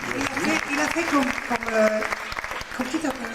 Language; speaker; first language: French; non-native, learner; Spanish